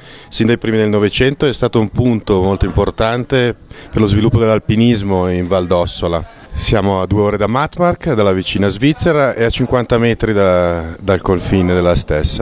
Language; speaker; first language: Italian; native; Italian